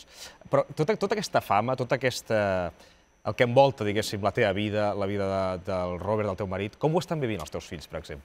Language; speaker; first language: Catalan; native; Catalan